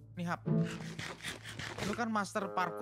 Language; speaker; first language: Indonesian; native; Indonesian